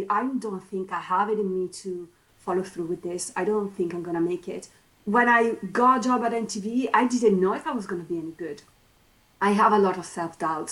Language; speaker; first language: English; non-native, fluent; Italian